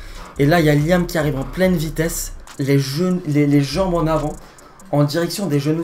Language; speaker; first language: French; native; French